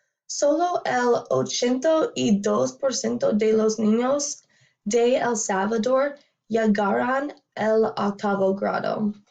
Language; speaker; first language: Spanish; non-native, learner; English